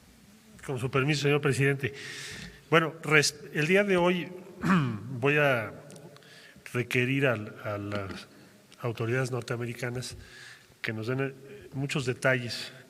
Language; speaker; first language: Spanish; native; Spanish